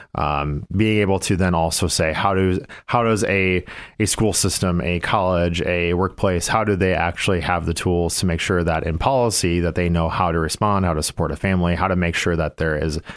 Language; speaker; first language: English; native; English